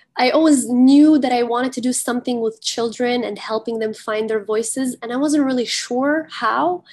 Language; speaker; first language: English; early bilingual, heritage; Arabic